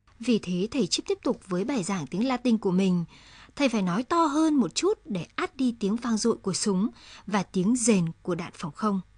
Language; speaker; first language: Vietnamese; native; Vietnamese